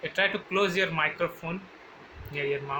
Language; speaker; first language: English; non-native, learner; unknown